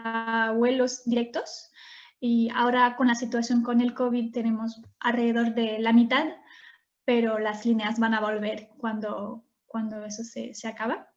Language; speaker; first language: Spanish; non-native, fluent; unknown